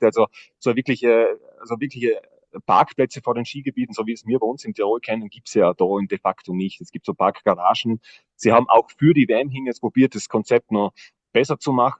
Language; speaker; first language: German; native; German